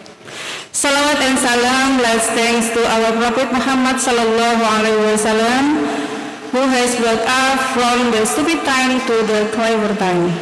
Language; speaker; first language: English; non-native, learner; Indonesian